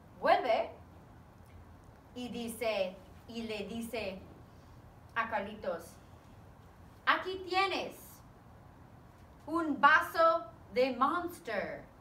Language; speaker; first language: Spanish; non-native, fluent; English